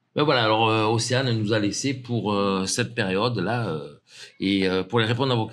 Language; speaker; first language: French; native; French